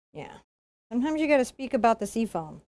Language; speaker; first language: English; native; English